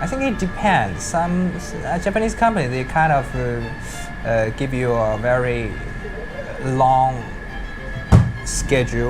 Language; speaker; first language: English; non-native, learner; Chinese